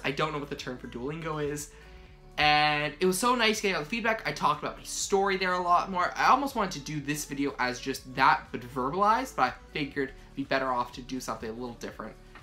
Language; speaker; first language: English; native; English